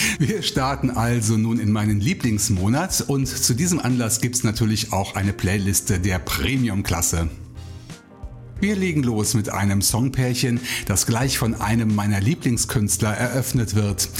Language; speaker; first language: German; native; German